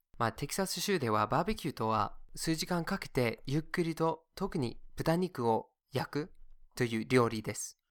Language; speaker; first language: Japanese; non-native, fluent; English